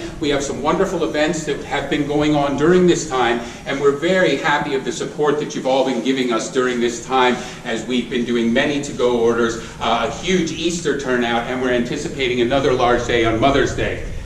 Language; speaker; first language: English; native; English